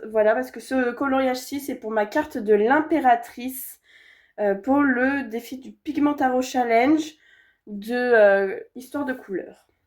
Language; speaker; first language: French; native; French